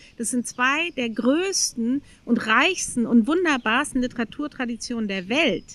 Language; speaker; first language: German; native; German